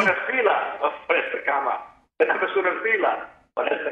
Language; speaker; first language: Spanish; non-native, fluent; English